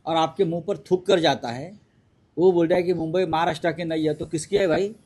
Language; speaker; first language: Hindi; non-native, local second language; Marathi